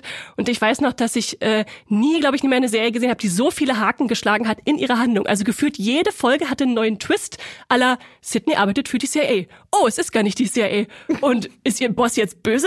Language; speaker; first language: German; native; German